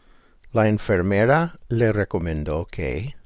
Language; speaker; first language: Spanish; non-native, fluent; English